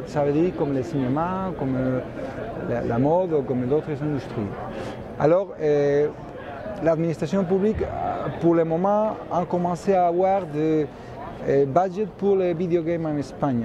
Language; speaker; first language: French; non-native, fluent; Spanish